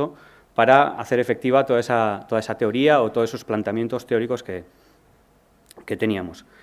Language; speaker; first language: Spanish; native; Spanish